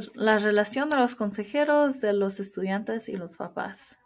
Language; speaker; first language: Spanish; early bilingual, heritage; Spanish